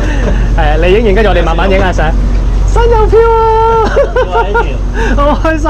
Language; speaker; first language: Chinese; native; Chinese